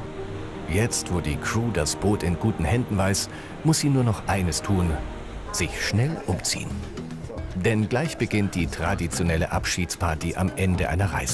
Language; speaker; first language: German; native; German